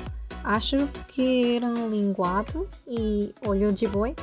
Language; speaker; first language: Portuguese; non-native, fluent; Korean